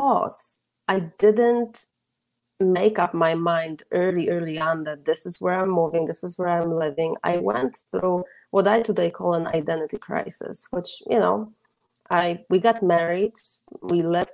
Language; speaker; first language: English; non-native, fluent; Polish